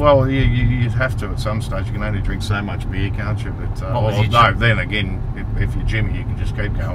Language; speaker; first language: English; native; English